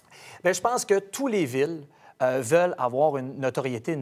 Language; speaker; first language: French; native; French